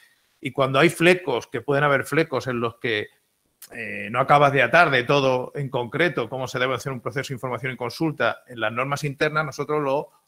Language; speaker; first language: Spanish; native; Spanish